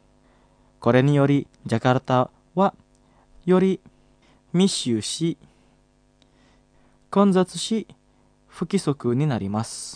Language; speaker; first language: Japanese; non-native, fluent; Indonesian